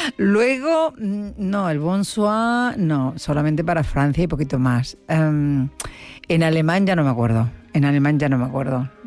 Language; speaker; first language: Spanish; native; Spanish